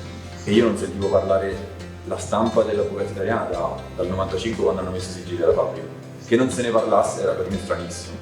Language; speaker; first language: Italian; native; Italian